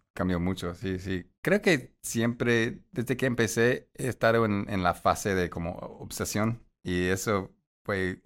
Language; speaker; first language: Spanish; non-native, fluent; English